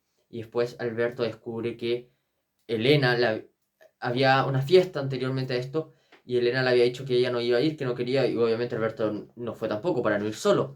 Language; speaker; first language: Spanish; native; Spanish